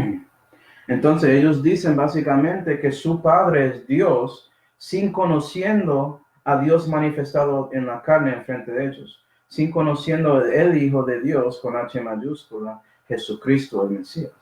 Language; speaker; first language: Spanish; non-native, fluent; English